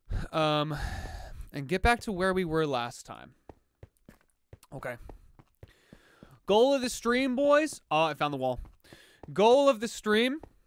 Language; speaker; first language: English; native; English